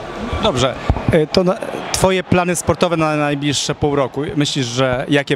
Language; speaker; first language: Polish; native; Polish